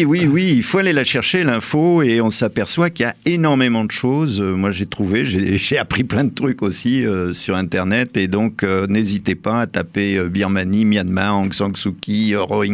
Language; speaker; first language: French; native; French